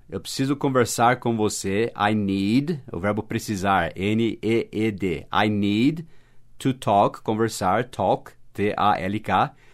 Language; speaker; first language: Portuguese; non-native, fluent; English